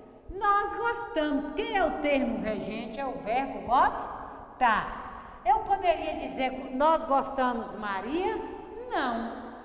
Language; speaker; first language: Portuguese; native; Portuguese